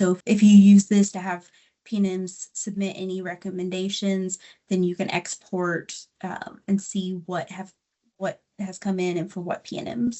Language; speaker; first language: English; native; English